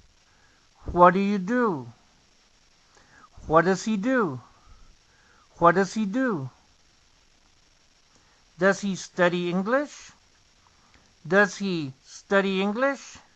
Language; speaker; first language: English; non-native, fluent; Spanish